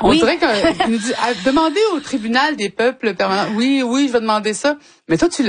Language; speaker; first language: French; native; French